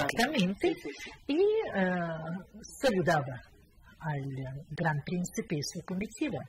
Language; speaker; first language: Spanish; non-native, fluent; Russian